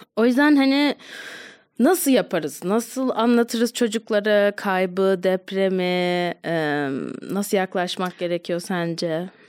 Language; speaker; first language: Turkish; native; Turkish